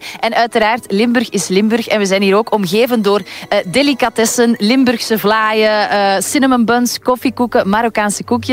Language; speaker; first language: Dutch; native; Dutch